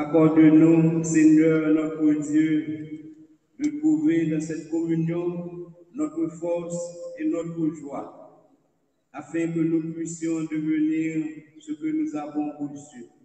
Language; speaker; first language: French; non-native, local second language; Haitian Creole